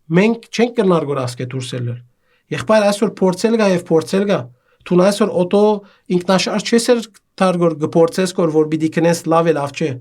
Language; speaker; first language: Armenian; native; Armenian